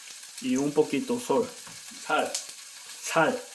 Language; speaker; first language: Spanish; non-native, learner; Korean